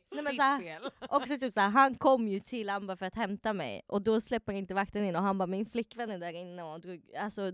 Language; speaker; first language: Swedish; early bilingual, other home language; Russian